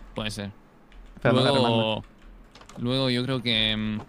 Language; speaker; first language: Spanish; non-native, fluent; French